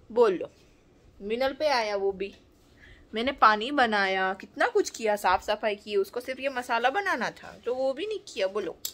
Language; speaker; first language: Hindi; non-native, local second language; Gujarati